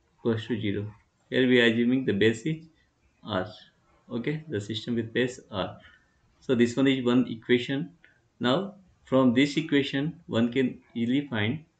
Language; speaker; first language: English; non-native, local second language; Hindi